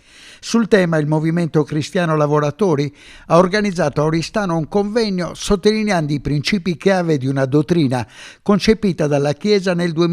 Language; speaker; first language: Italian; native; Italian